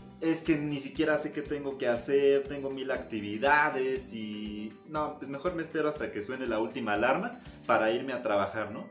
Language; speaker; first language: Spanish; native; Spanish